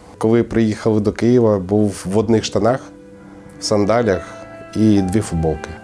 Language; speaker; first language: Ukrainian; native; Ukrainian